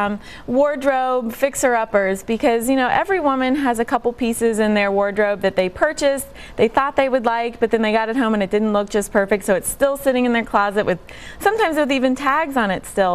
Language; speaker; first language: English; native; English